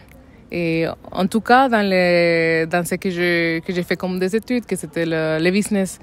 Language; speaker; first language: French; non-native, fluent; Spanish